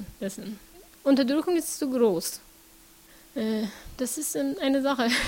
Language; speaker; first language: German; non-native, learner; Persian